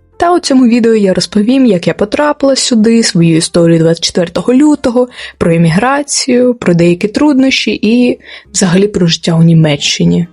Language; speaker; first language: Ukrainian; non-native, local second language; Russian